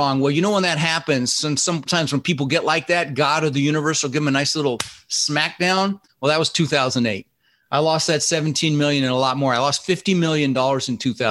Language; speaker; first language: English; early bilingual, other home language; Dutch